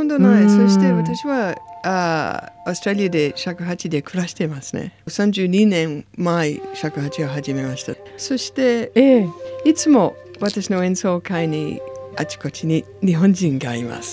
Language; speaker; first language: Japanese; non-native, learner; English